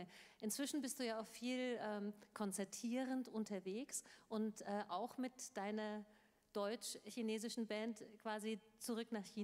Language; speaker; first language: German; native; German